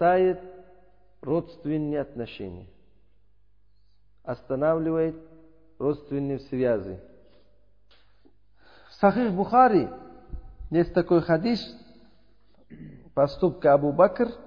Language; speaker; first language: Russian; non-native, learner; Uzbek